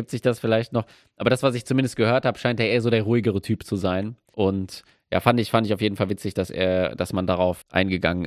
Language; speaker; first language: German; native; German